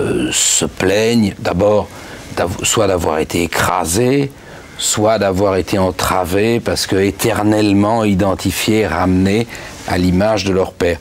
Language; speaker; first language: French; native; French